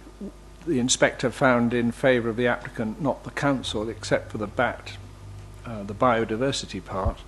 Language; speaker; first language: English; native; English